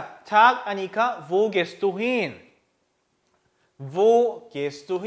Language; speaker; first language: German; non-native, fluent; Korean